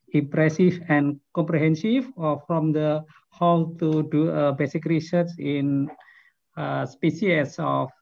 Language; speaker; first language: English; non-native, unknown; Indonesian